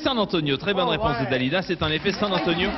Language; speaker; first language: French; native; French